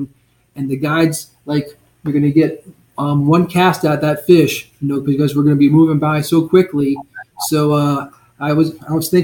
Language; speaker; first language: English; native; English